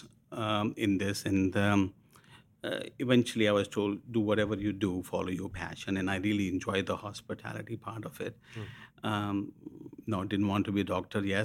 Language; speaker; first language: English; non-native, local second language; Hindi